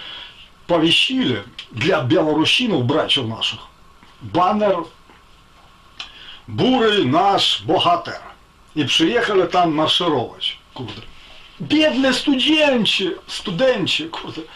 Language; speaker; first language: Polish; non-native, fluent; Ukrainian